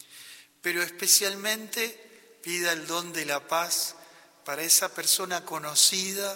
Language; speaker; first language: Spanish; native; Spanish